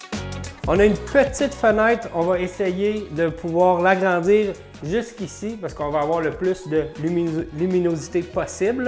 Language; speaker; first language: French; native; French